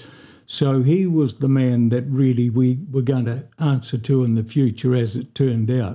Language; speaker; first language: English; native; English